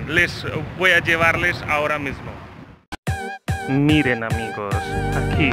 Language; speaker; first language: Spanish; non-native, fluent; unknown